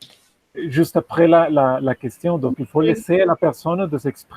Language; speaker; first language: French; non-native, fluent; Spanish